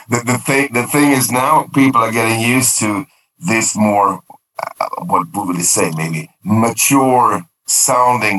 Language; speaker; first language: English; non-native, fluent; Swedish